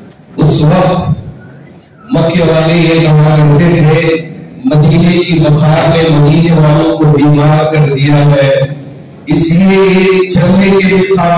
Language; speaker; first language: Urdu; native; Urdu